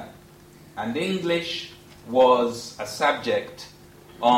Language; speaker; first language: English; non-native, local second language; Bemba